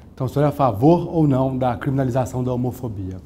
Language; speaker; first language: Portuguese; native; Portuguese